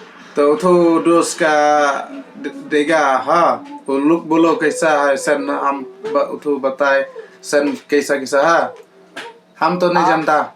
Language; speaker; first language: Hindi; non-native, local second language; Khasi